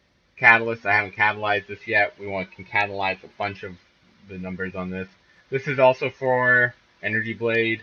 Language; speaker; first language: English; native; English